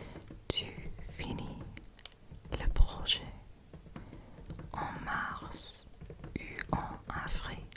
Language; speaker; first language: French; non-native, learner; English